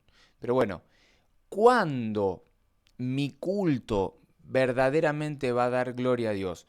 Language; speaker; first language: Spanish; native; Spanish